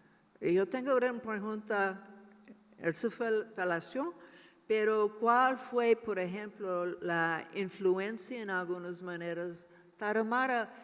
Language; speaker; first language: Spanish; non-native, learner; English